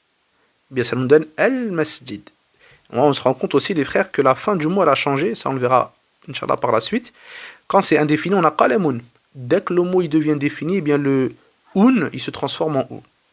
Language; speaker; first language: French; native; French